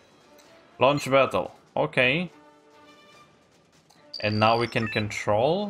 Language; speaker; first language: English; non-native, fluent; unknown